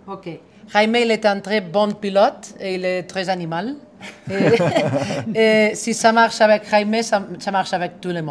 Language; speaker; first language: French; non-native, fluent; Spanish